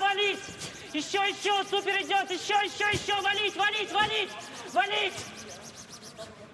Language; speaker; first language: Russian; native; Russian